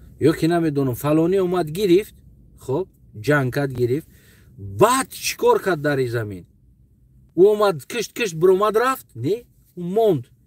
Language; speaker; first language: Tajik; non-native, local second language; Uzbek